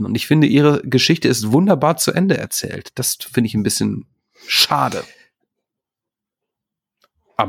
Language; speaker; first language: German; native; German